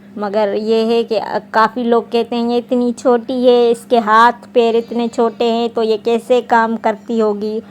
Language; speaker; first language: Urdu; non-native, local second language; Sindhi